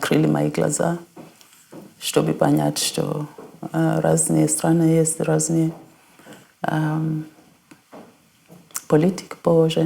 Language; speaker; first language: Russian; non-native, fluent; North Ndebele